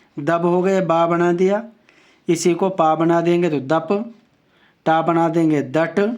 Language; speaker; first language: Urdu; native; Urdu